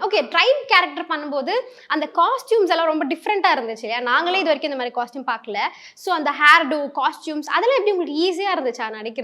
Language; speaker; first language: Tamil; native; Tamil